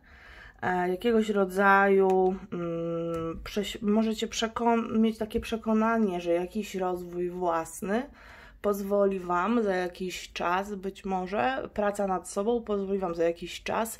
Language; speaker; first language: Polish; native; Polish